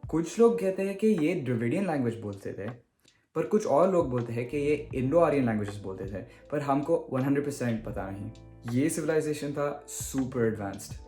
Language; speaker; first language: Hindi; early bilingual, heritage; Hindi